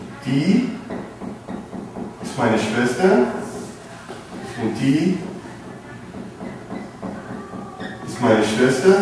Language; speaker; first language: German; non-native, learner; English